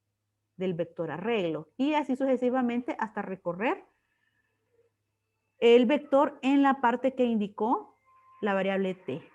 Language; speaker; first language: Spanish; native; Spanish